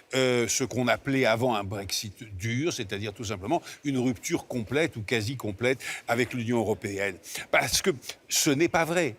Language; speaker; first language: French; native; French